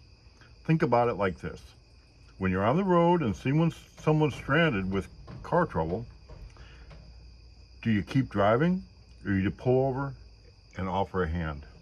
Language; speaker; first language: English; native; English